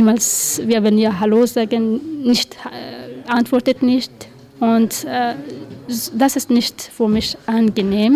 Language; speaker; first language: German; non-native, learner; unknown